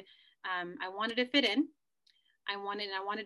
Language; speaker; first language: English; early bilingual, other home language; Spanish